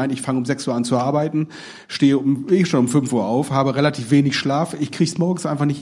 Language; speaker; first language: German; native; German